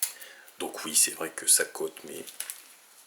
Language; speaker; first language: French; native; French